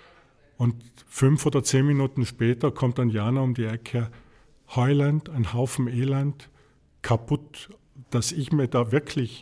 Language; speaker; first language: German; native; German